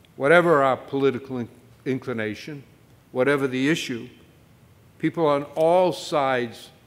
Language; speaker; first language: English; native; English